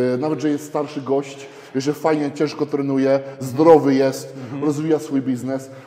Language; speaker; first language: Polish; early bilingual, heritage; Polish